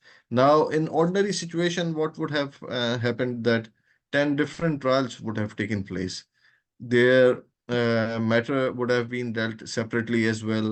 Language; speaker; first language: English; non-native, local second language; Urdu